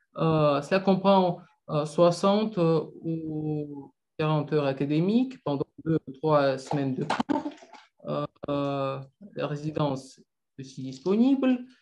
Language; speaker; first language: French; non-native, fluent; Russian